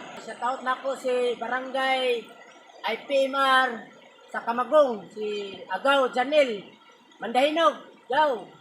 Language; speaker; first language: Cebuano; non-native, local second language; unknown